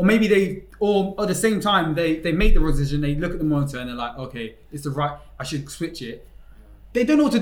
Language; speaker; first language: English; native; English